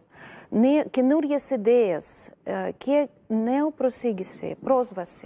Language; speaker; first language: Greek; non-native, learner; Russian